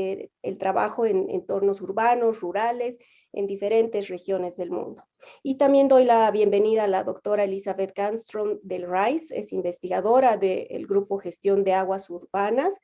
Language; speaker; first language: Spanish; native; Spanish